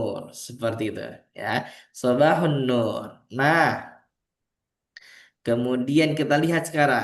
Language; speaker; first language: Malay; native; Malay